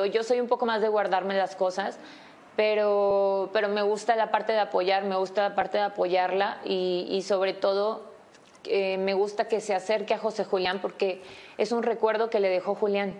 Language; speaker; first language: Spanish; native; Spanish